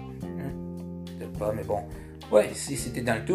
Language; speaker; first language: French; early bilingual, heritage; French